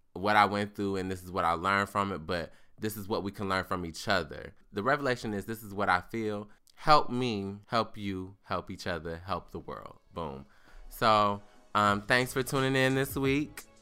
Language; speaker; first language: English; native; English